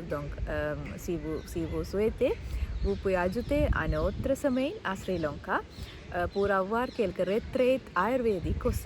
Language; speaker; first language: French; non-native, learner; Sinhala